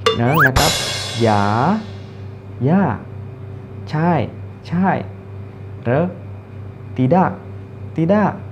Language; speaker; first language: Thai; non-native, fluent; Indonesian